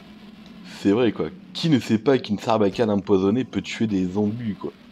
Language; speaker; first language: French; native; French